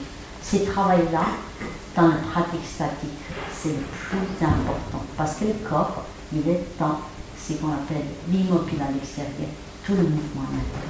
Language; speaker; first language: French; non-native, fluent; Chinese